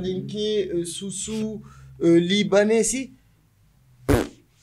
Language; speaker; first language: French; native; French